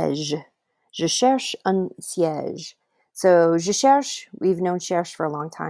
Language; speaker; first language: French; non-native, fluent; English